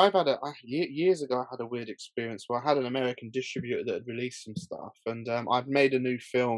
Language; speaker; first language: English; native; English